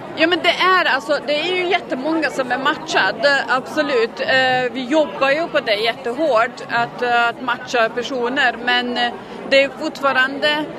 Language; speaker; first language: Swedish; non-native, fluent; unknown